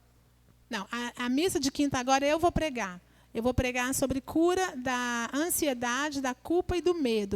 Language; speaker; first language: Portuguese; native; Portuguese